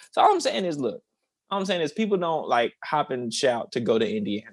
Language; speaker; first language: English; native; English